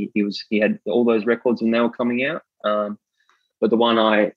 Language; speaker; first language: English; native; English